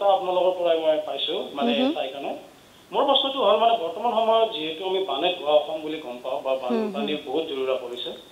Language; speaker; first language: Assamese; native; Assamese